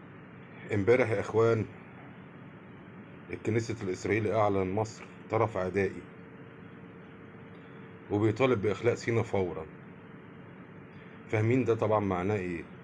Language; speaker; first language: Arabic; native; Arabic